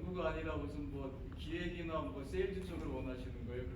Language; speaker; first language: Korean; native; Korean